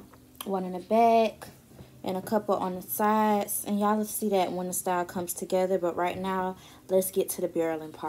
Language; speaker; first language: English; native; English